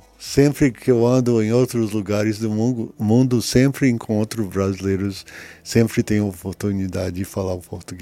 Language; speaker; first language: Portuguese; early bilingual, other home language; English